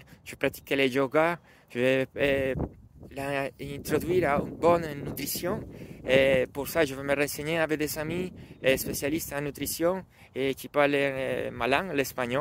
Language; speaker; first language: French; non-native, learner; Spanish